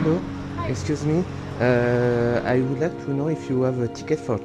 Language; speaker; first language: English; non-native, learner; French